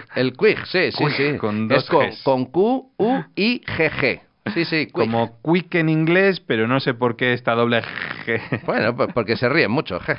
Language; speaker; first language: Spanish; non-native, fluent; Russian